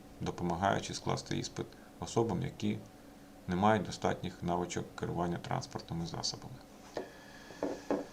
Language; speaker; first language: Ukrainian; native; Ukrainian